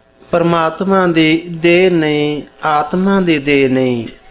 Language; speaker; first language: Punjabi; native; Punjabi